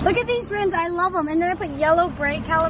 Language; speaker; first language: English; native; English